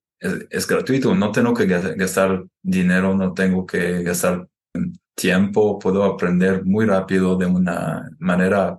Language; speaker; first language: Spanish; non-native, fluent; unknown